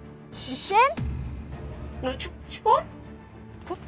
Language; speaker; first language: Korean; non-native, learner; Vietnamese